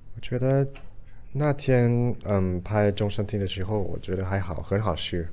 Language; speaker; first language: Chinese; non-native, learner; Thai